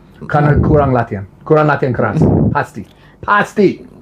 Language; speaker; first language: Indonesian; non-native, learner; English